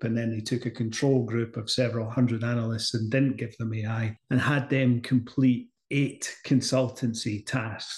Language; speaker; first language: English; native; English